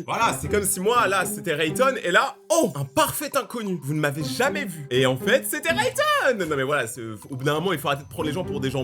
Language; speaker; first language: French; native; French